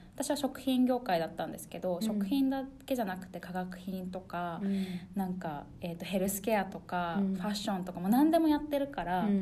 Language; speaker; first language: Japanese; early bilingual, other home language; Chinese